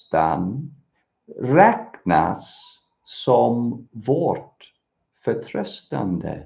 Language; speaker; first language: Swedish; non-native, fluent; English